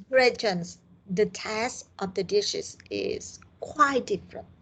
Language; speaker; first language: English; non-native, learner; Vietnamese